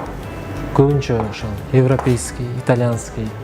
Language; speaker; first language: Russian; non-native, local second language; Kyrgyz